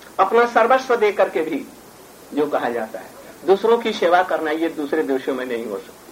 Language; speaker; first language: Hindi; native; Hindi